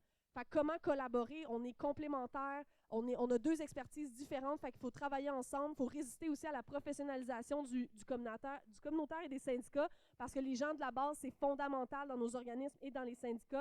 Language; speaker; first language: French; native; French